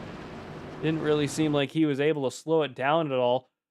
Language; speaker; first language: English; native; English